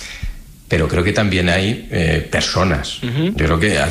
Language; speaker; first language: Spanish; native; Spanish